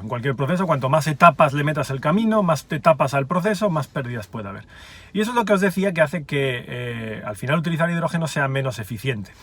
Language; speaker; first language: Spanish; native; Spanish